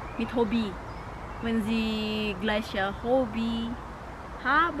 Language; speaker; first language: German; non-native, learner; Indonesian